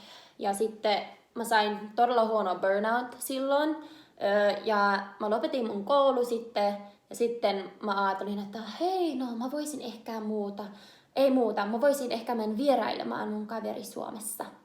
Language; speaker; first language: Finnish; non-native, learner; English